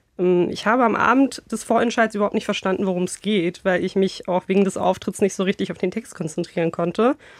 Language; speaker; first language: German; early bilingual, other home language; Bosnian